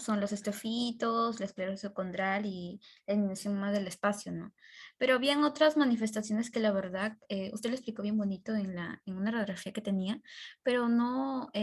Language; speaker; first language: Spanish; native; Spanish